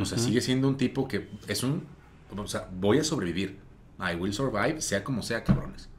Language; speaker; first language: Spanish; native; Spanish